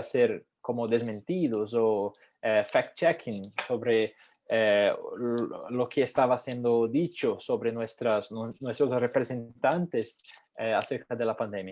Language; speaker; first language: Spanish; non-native, fluent; Portuguese